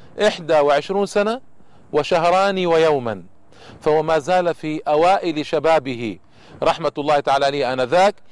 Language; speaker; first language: Arabic; native; Arabic